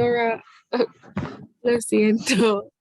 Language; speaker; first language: Spanish; non-native, learner; English